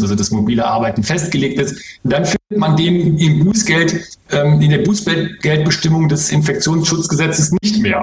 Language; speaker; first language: German; native; German